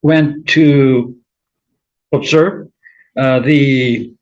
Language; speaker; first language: English; non-native, fluent; Korean